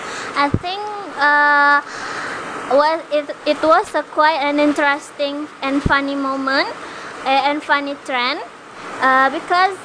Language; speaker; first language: English; non-native, fluent; Indonesian